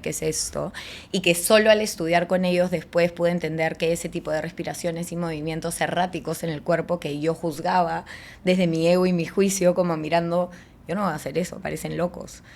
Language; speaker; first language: Spanish; native; Spanish